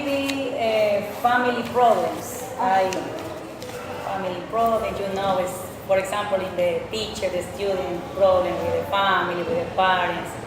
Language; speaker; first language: English; non-native, learner; Spanish